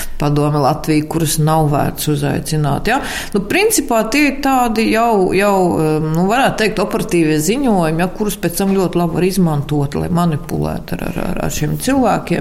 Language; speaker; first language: Latvian; native; Latvian